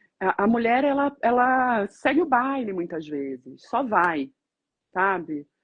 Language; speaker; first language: Portuguese; native; Portuguese